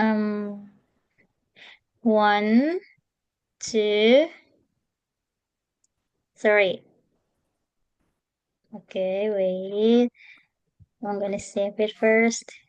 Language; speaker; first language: English; non-native, fluent; Indonesian